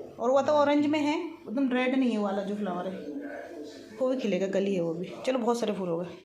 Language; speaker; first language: Hindi; non-native, local second language; Bangla